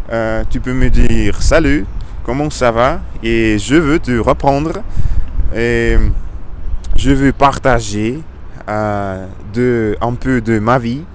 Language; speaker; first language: French; non-native, learner; Russian